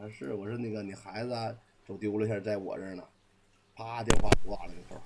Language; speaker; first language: Chinese; native; Chinese